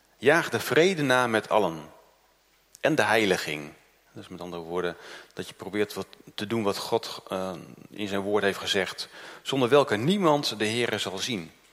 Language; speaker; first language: Dutch; early bilingual, other home language; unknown